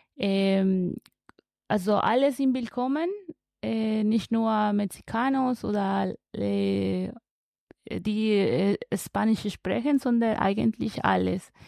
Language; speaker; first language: German; non-native, learner; Spanish